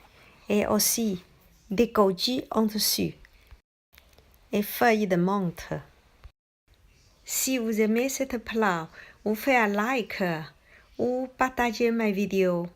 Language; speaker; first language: French; non-native, learner; Chinese